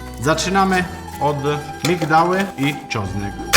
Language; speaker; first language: Polish; non-native, learner; Italian